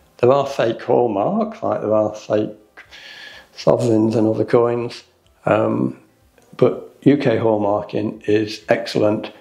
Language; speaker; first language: English; native; English